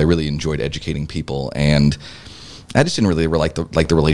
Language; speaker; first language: English; native; English